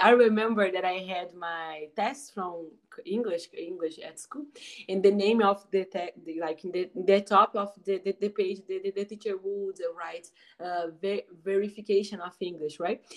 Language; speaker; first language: English; non-native, fluent; Portuguese